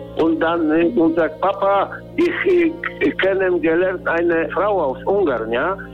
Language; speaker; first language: German; non-native, learner; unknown